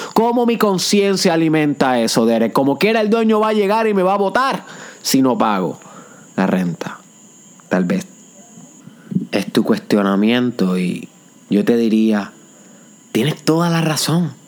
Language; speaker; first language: Spanish; native; Spanish